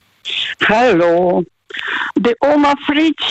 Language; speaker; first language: German; early bilingual, heritage; Russian